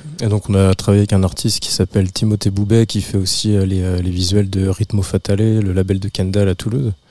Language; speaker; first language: French; native; French